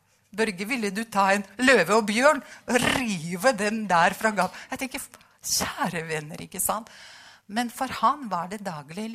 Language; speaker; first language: Norwegian; non-native, fluent; Russian